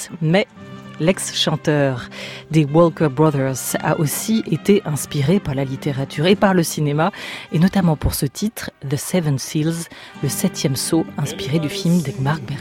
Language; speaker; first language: French; native; French